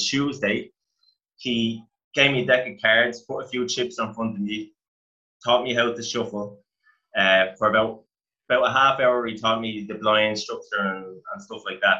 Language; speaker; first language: English; native; English